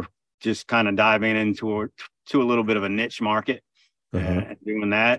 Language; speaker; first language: English; native; English